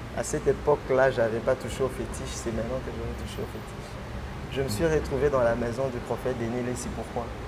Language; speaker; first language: French; non-native, local second language; Lingala